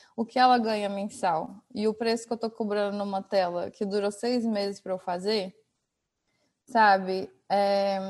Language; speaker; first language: Portuguese; native; Portuguese